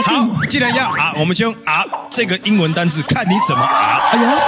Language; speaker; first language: Chinese; native; Chinese